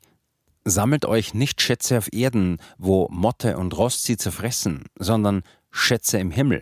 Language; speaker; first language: German; native; German